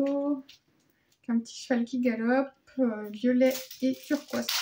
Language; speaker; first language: French; native; French